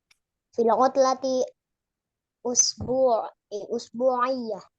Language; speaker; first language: Arabic; non-native, learner; Indonesian